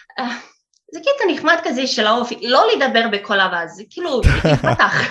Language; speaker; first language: Hebrew; non-native, fluent; Russian